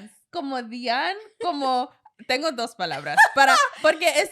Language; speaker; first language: Spanish; non-native, learner; English